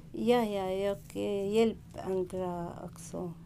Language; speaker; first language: Swedish; non-native, learner; Arabic